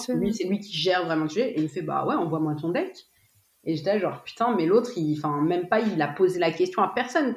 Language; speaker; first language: French; native; French